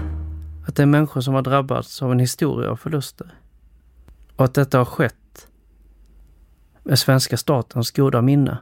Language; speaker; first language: Swedish; early bilingual, other home language; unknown